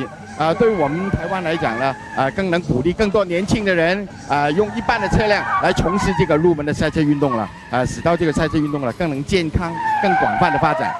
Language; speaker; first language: Chinese; native; Chinese